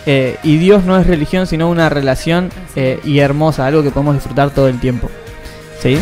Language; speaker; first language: Spanish; native; Spanish